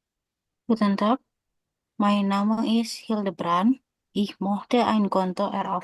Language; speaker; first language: German; non-native, learner; Indonesian